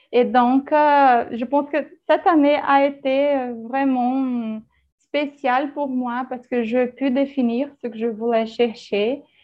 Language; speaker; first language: French; non-native, fluent; Portuguese